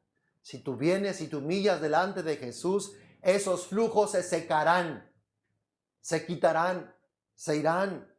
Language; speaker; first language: Spanish; native; Spanish